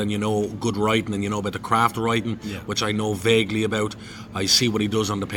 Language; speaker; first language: English; native; English